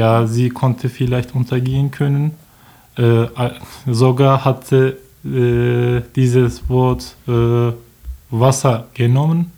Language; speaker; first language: German; non-native, learner; Turkish